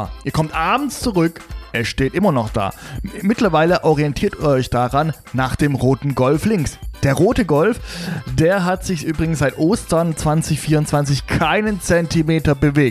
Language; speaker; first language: German; native; German